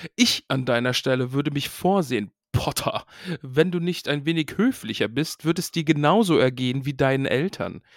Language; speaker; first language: German; native; German